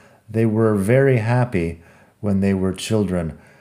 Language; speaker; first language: English; native; English